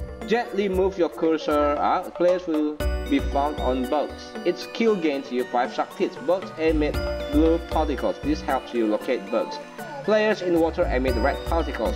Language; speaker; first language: English; non-native, fluent; Indonesian